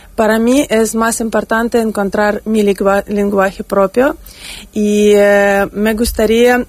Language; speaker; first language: Spanish; non-native, learner; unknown